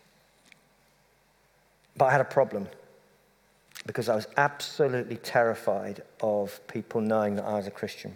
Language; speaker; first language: English; native; English